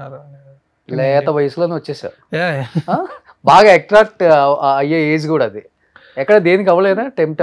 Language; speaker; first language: Telugu; native; Telugu